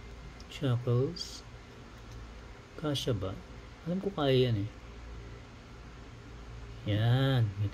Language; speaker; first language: Filipino; native; Filipino